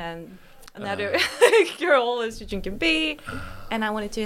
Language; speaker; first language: English; non-native, fluent; Korean